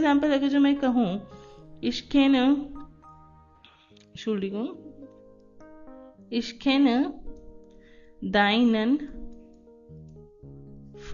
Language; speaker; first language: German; non-native, fluent; Hindi